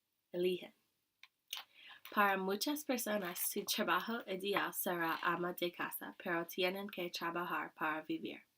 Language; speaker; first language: Spanish; non-native, learner; English